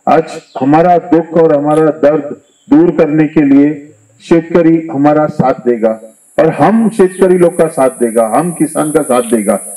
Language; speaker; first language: Hindi; non-native, local second language; Marathi